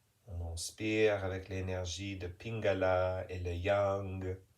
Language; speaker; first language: French; non-native, fluent; English